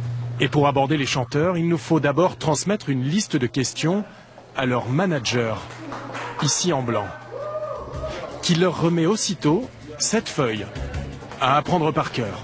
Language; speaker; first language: French; native; French